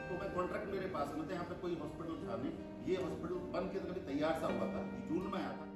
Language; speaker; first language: Hindi; native; Hindi